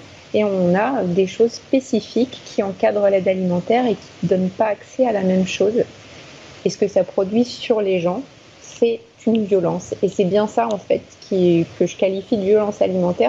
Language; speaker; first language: French; native; French